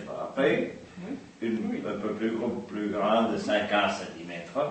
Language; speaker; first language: French; non-native, fluent; Spanish